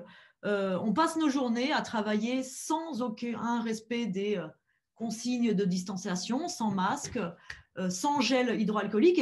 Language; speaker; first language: French; native; French